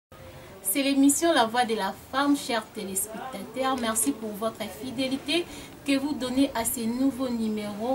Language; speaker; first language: French; non-native, local second language; Lingala